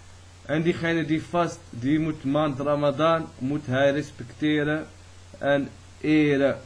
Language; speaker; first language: Dutch; early bilingual, other home language; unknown